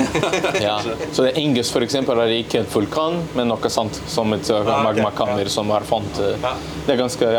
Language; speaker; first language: Norwegian; non-native, learner; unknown